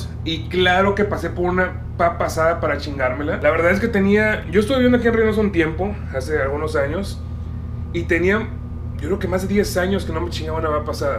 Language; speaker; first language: Spanish; native; Spanish